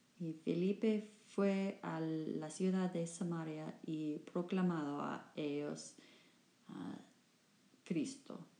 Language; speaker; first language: Spanish; non-native, learner; English